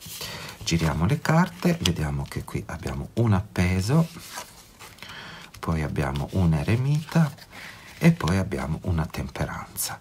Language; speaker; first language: Italian; native; Italian